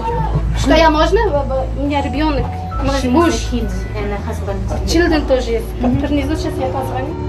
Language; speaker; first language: Russian; non-native, learner; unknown